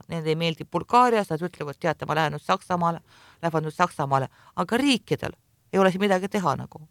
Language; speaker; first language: Estonian; non-native, local second language; Russian